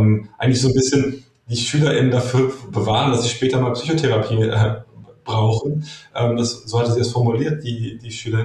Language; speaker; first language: German; native; German